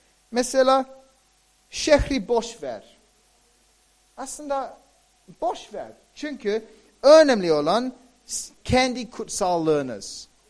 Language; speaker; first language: Turkish; non-native, fluent; English